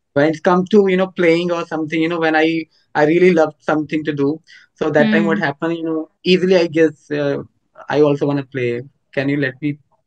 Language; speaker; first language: English; non-native, local second language; Hindi